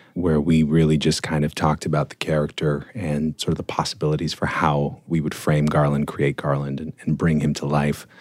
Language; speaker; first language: English; native; English